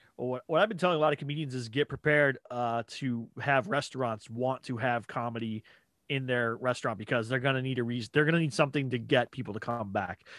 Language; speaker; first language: English; native; English